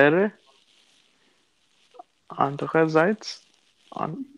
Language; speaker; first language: German; non-native, learner; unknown